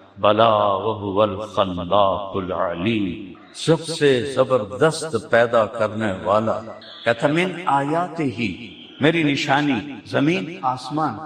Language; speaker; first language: Urdu; non-native, local second language; Punjabi